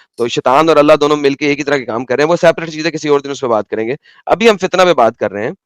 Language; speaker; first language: Urdu; native; Urdu